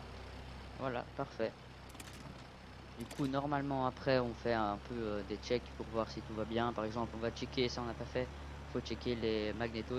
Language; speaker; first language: French; native; French